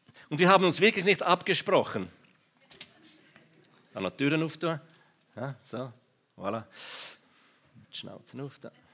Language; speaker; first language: German; non-native, local second language; Romansh